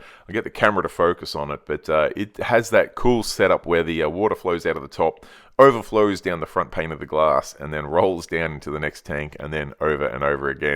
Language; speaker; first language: English; native; English